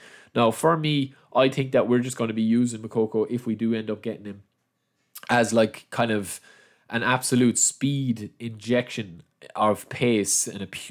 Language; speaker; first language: English; native; English